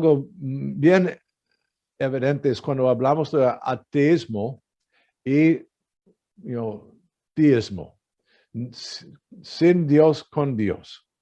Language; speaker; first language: Spanish; non-native, fluent; English